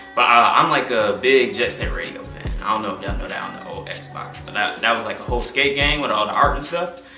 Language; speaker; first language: English; native; English